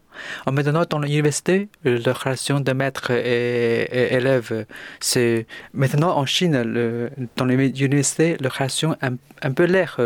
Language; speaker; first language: French; non-native, learner; Chinese